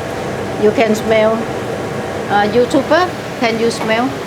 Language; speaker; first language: English; non-native, learner; Thai